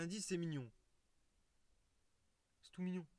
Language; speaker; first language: French; native; French